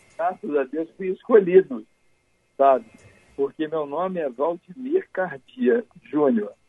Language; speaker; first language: Portuguese; native; Portuguese